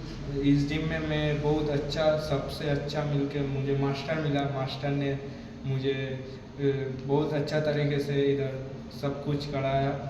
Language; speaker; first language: Hindi; non-native, local second language; Bangla